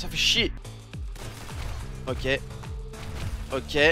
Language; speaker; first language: French; native; French